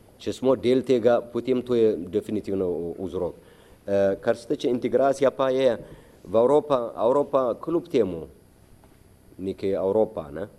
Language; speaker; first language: Slovenian; non-native, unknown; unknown